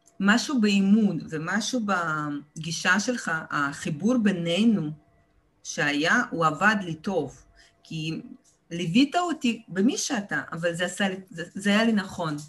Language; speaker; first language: Hebrew; early bilingual, other home language; Russian